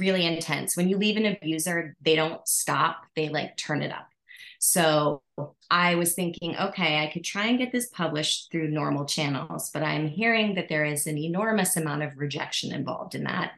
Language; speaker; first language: English; native; English